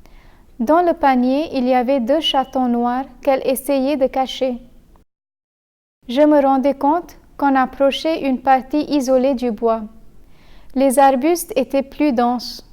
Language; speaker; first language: French; non-native, fluent; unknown